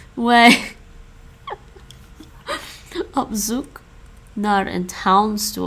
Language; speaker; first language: Dutch; non-native, learner; English